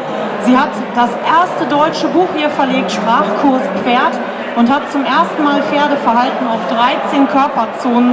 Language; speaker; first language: German; native; German